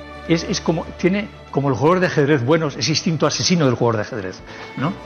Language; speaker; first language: Spanish; native; Spanish